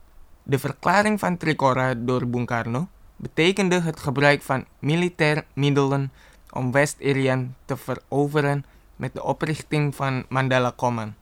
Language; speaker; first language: Dutch; non-native, fluent; Indonesian